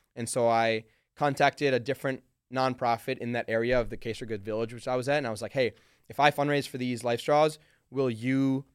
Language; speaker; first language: English; early bilingual, other home language; Hindi